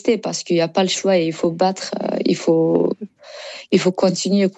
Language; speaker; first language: French; non-native, learner; Persian